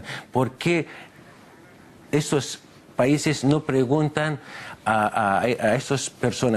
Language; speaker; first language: Spanish; non-native, fluent; Arabic